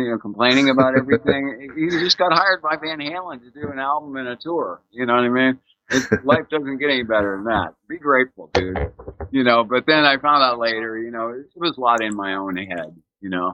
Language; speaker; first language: English; native; English